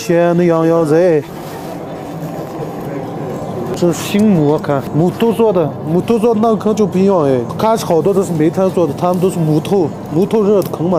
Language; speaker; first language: Chinese; non-native, local second language; Uyghur